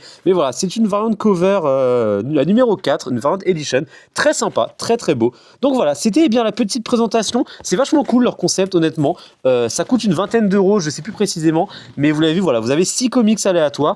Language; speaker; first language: French; native; French